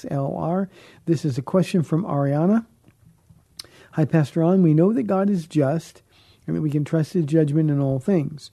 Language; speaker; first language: English; native; English